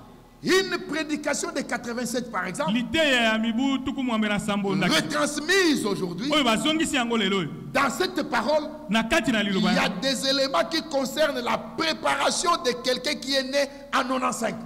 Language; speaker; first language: French; non-native, local second language; Lingala